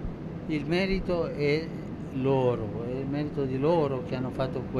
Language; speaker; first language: Italian; non-native, fluent; Spanish